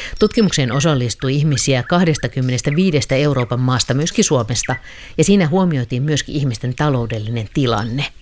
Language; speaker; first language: Finnish; native; Finnish